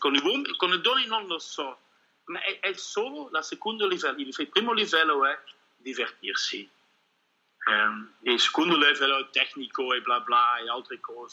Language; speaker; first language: Italian; non-native, learner; Dutch